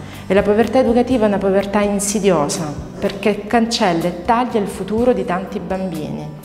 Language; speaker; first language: Italian; native; Italian